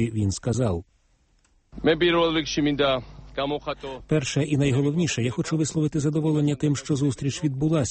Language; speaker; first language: Ukrainian; native; Ukrainian